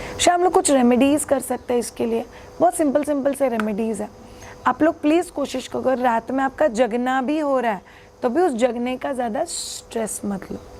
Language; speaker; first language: Hindi; non-native, local second language; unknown